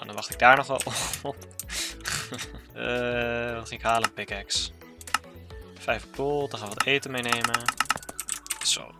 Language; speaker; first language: Dutch; native; Dutch